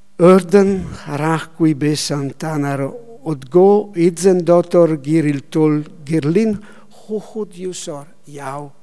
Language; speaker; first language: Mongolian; non-native, learner; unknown